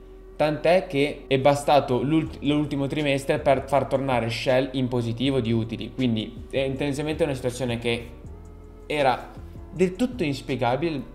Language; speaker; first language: Italian; native; Italian